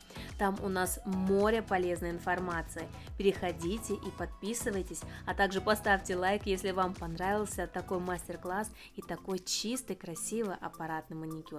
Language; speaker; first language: Russian; native; Russian